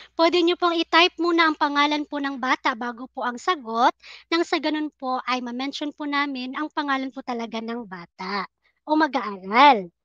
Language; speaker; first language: Filipino; native; Filipino